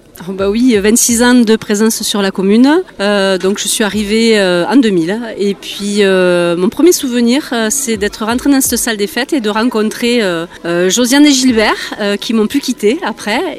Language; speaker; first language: French; native; French